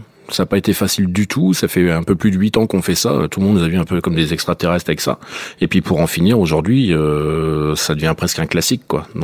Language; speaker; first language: French; native; French